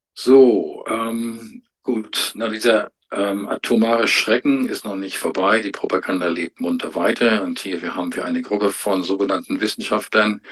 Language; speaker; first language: German; native; German